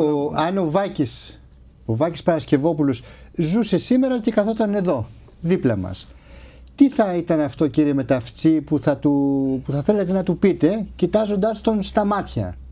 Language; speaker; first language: Greek; native; Greek